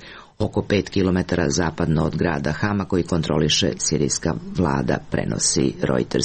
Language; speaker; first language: Serbian; native; Serbian